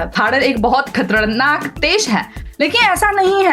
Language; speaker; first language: Hindi; non-native, learner; Chinese